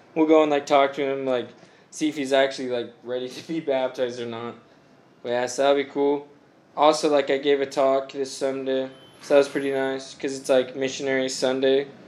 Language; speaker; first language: English; native; English